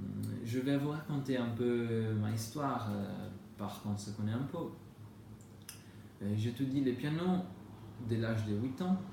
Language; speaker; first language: French; non-native, learner; Italian